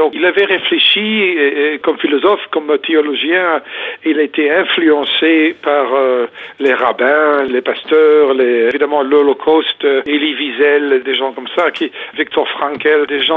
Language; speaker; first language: French; native; French